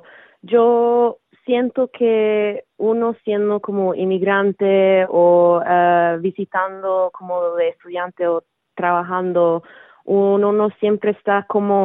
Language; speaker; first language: Spanish; early bilingual, heritage; Spanish